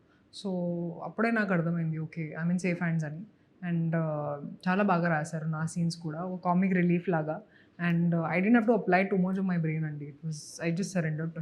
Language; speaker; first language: Telugu; non-native, local second language; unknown